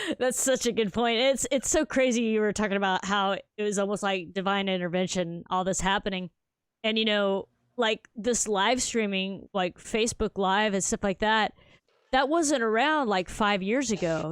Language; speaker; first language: English; native; English